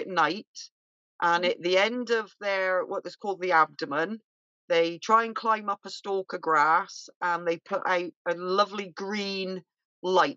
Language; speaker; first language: English; native; English